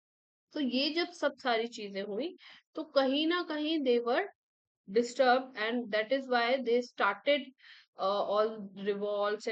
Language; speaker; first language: Hindi; native; Hindi